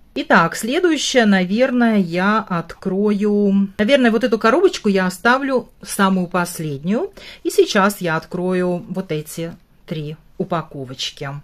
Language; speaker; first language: Russian; native; Russian